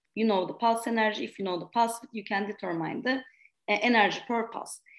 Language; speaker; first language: English; non-native, fluent; Turkish